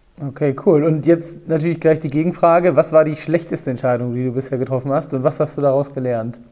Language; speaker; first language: German; native; German